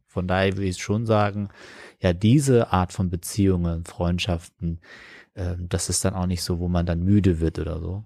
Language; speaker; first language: German; native; German